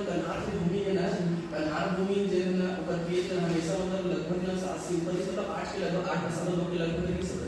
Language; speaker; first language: Hindi; non-native, local second language; Chhattisgarhi